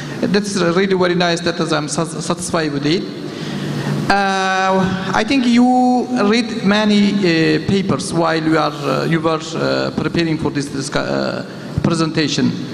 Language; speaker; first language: English; non-native, fluent; Turkish